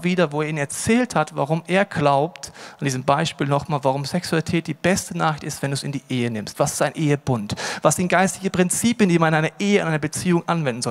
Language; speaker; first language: German; native; German